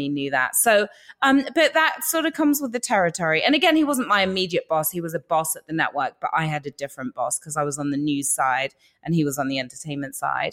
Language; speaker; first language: English; native; English